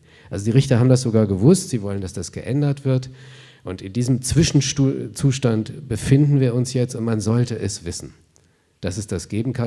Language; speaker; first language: German; native; German